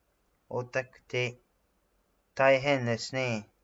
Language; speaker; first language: Japanese; non-native, learner; English